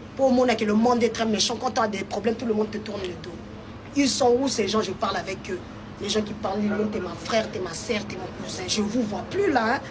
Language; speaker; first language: French; non-native, local second language; Lingala